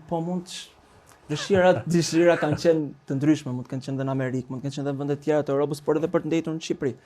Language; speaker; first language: Albanian; native; Albanian